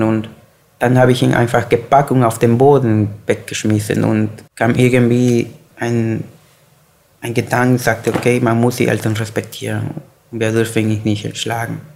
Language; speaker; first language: German; non-native, fluent; Spanish